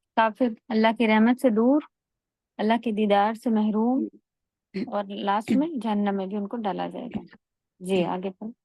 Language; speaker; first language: Urdu; native; Urdu